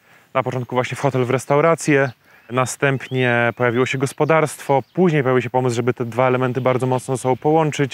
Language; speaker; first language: Polish; native; Polish